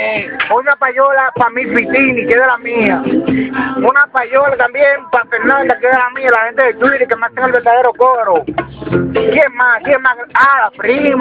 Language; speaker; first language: Spanish; native; Spanish